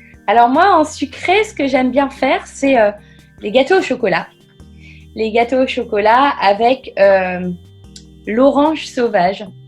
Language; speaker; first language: French; native; French